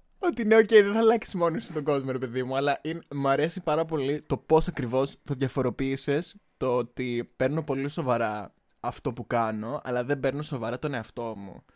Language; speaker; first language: Greek; native; Greek